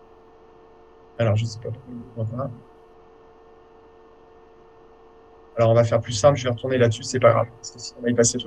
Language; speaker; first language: French; native; French